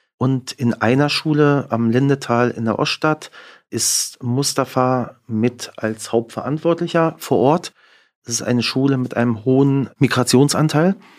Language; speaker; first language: German; native; German